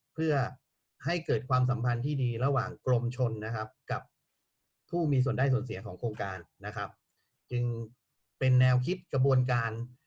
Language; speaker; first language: Thai; native; Thai